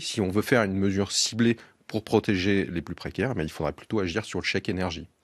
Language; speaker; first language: French; native; French